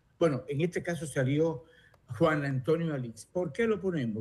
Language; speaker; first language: Spanish; native; Spanish